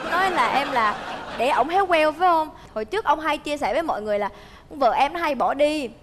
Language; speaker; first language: Vietnamese; early bilingual, heritage; Vietnamese